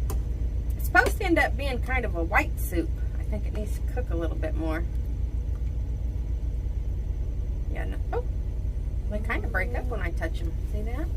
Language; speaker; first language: English; native; English